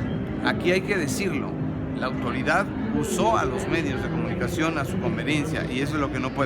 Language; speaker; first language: Spanish; native; Spanish